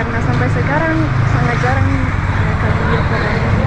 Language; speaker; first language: Indonesian; non-native, learner; English